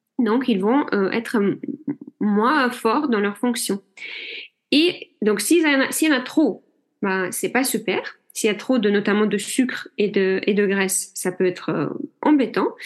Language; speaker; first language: French; non-native, fluent; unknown